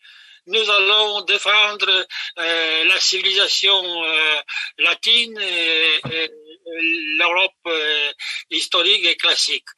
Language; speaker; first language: French; non-native, fluent; Polish